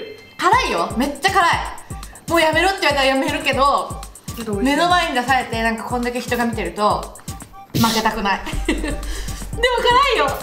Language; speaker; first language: Japanese; native; Japanese